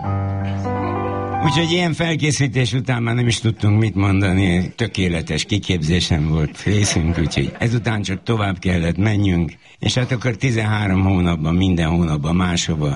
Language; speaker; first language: Hungarian; native; Hungarian